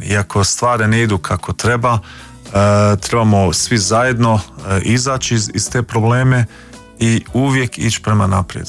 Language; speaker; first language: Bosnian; early bilingual, heritage; Croatian